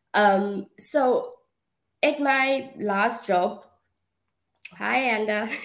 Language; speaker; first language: English; non-native, local second language; Afrikaans